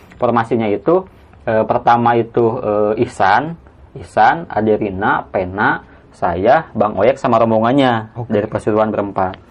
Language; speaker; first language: Indonesian; non-native, local second language; Sundanese